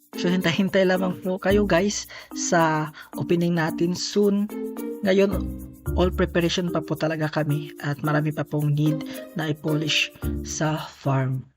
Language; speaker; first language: Filipino; non-native, local second language; Cebuano